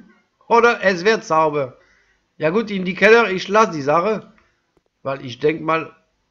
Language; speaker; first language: German; non-native, learner; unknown